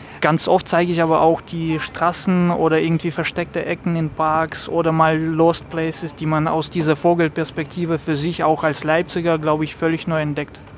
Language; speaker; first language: German; non-native, fluent; Russian